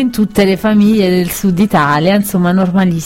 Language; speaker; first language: Italian; native; Italian